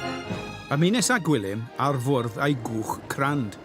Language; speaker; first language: Welsh; native; Welsh